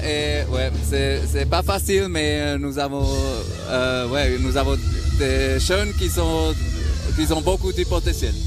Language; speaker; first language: French; non-native, local second language; German